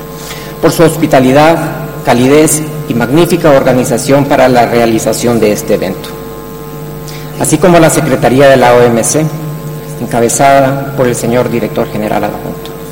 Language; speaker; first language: Spanish; native; Spanish